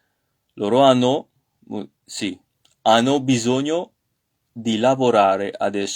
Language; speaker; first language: Italian; non-native, learner; French